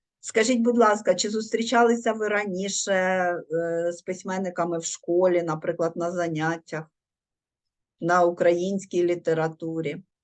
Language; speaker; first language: Ukrainian; native; Ukrainian